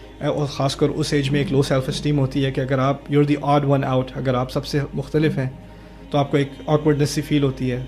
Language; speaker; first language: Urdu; early bilingual, heritage; Urdu